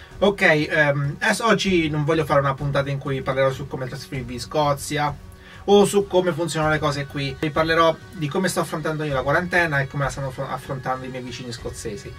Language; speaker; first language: Italian; native; Italian